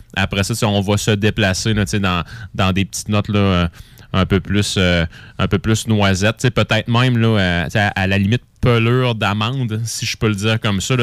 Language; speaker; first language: French; native; French